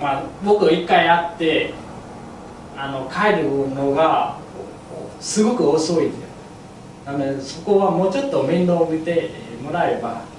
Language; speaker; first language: Japanese; non-native, learner; Vietnamese